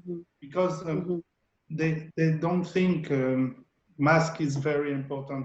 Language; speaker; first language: English; non-native, learner; French